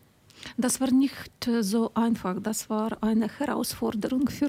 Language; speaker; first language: German; non-native, learner; Ukrainian